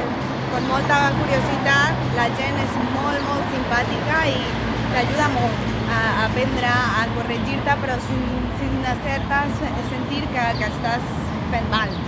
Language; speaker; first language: Catalan; non-native, fluent; Spanish